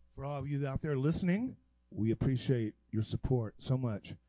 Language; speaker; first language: English; native; English